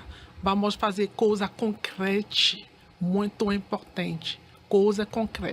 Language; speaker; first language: Portuguese; non-native, learner; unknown